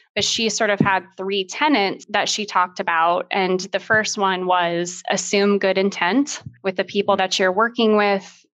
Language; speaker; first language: English; native; English